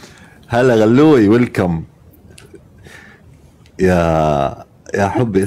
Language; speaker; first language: Arabic; native; Arabic